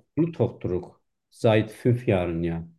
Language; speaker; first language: German; non-native, fluent; Turkish